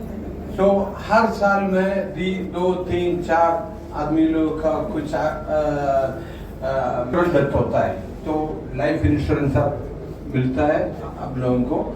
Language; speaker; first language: Hindi; non-native, local second language; Malayalam